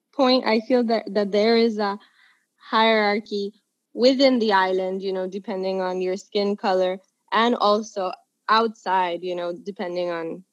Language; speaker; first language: English; non-native, local second language; Spanish